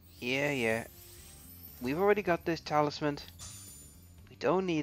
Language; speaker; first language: English; native; English